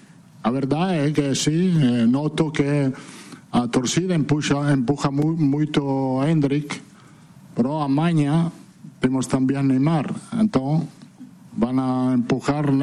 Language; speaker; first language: Portuguese; non-native, fluent; Italian